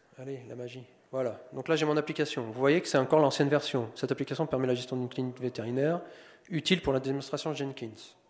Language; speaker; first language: French; native; French